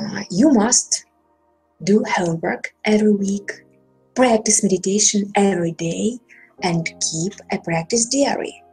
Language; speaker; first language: English; non-native, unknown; Russian